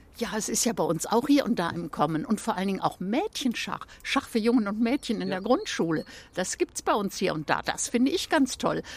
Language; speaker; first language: German; native; German